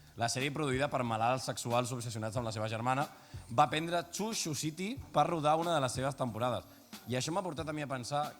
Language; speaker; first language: Catalan; native; Catalan